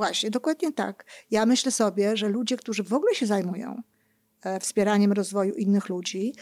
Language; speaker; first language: Polish; native; Polish